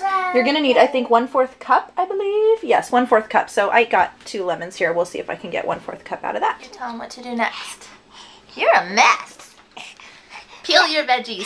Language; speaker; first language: English; native; English